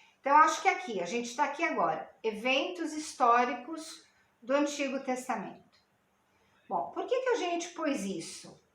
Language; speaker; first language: Portuguese; native; Portuguese